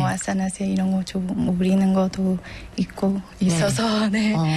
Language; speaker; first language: Korean; non-native, learner; Burmese